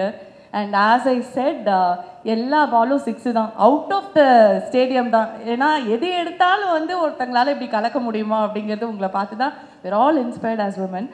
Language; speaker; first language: Tamil; native; Tamil